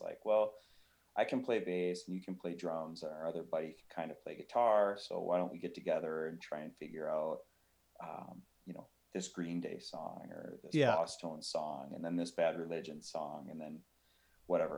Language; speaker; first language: English; native; English